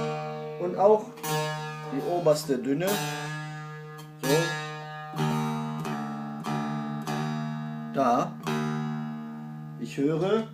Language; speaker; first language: German; non-native, fluent; Kurdish